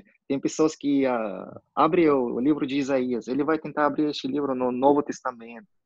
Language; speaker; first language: Portuguese; non-native, fluent; Russian